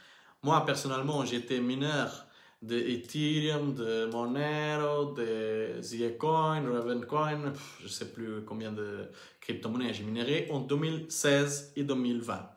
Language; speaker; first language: French; non-native, learner; Portuguese